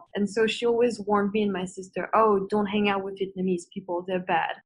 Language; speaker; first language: English; non-native, fluent; Vietnamese